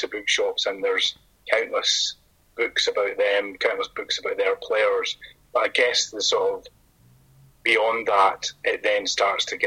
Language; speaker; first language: English; native; English